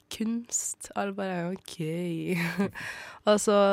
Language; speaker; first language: Norwegian; native; Norwegian